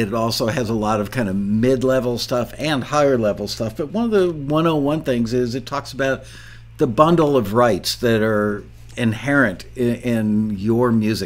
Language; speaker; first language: English; native; English